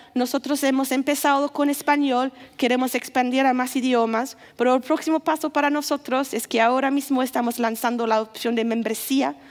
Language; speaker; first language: Spanish; non-native, fluent; English